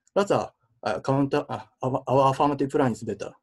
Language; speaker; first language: English; non-native, fluent; Japanese